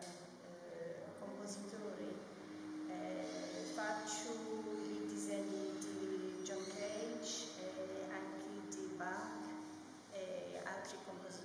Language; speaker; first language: Italian; non-native, learner; English